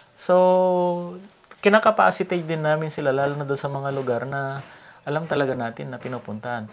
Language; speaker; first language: Filipino; non-native, local second language; Iloko